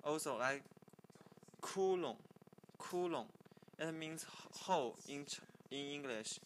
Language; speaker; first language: English; non-native, learner; Chinese